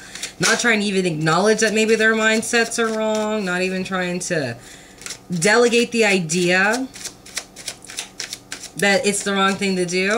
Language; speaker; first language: English; native; English